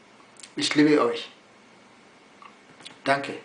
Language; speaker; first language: German; non-native, fluent; Yoruba